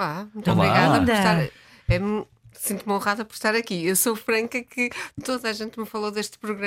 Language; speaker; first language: Portuguese; native; Portuguese